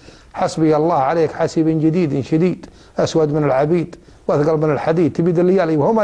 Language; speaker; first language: Arabic; native; Arabic